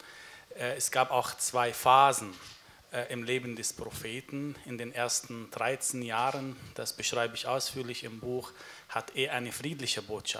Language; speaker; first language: German; non-native, fluent; Arabic